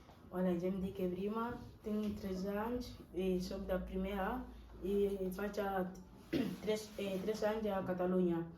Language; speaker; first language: Catalan; non-native, learner; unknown